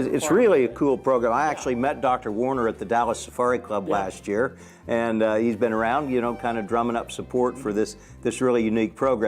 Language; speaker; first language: English; native; English